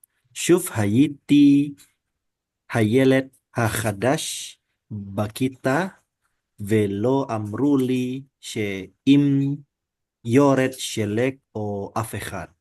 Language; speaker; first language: Hebrew; non-native, learner; Indonesian